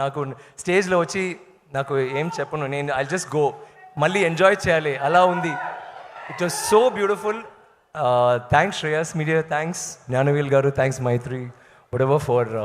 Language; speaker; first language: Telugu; non-native, learner; Tamil